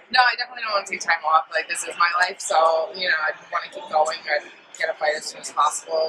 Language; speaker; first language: English; native; English